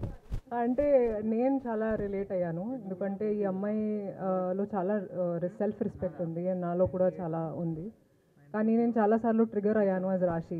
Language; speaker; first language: Telugu; non-native, fluent; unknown